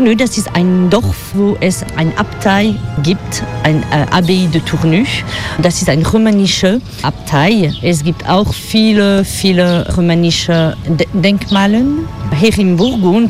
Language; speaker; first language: German; non-native, learner; French